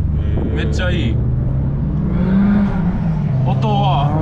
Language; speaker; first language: Japanese; non-native, learner; English